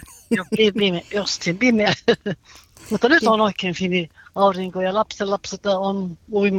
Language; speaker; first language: Finnish; non-native, local second language; Swedish